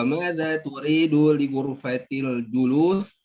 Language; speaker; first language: Arabic; non-native, learner; Indonesian